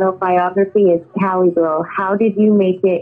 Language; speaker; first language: English; native; English